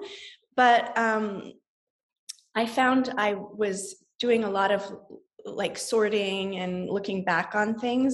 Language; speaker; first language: English; native; English